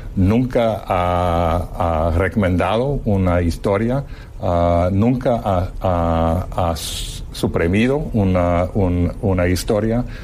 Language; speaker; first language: Spanish; non-native, fluent; English